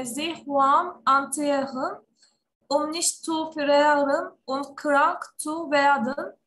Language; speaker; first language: German; non-native, learner; Turkish